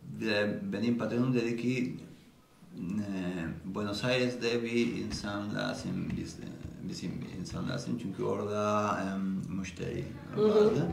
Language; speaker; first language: Turkish; non-native, learner; Spanish